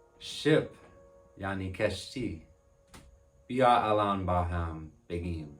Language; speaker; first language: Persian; non-native, learner; English